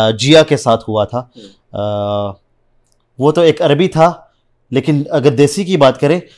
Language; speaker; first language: Urdu; early bilingual, heritage; Urdu